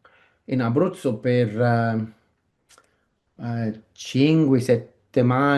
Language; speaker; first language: Italian; non-native, learner; English